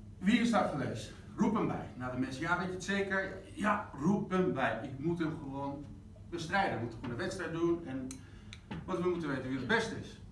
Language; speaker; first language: Dutch; non-native, fluent; Spanish